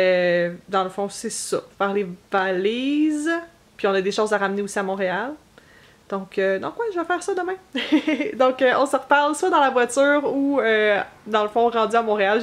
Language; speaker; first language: French; native; French